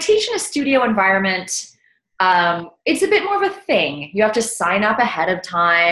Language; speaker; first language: English; native; English